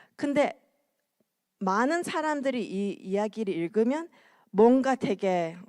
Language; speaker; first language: Korean; early bilingual, heritage; Korean